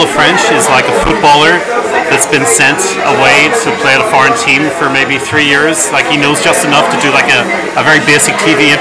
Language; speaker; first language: English; native; English